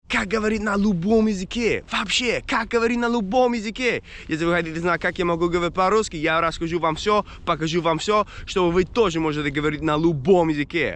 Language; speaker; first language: Russian; non-native, fluent; English